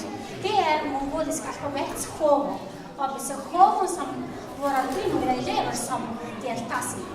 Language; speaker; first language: Swedish; non-native, fluent; Mongolian